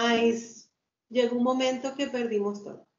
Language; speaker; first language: Portuguese; non-native, learner; Spanish